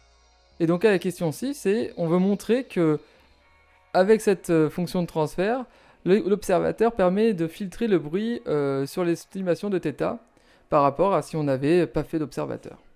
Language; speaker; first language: French; native; French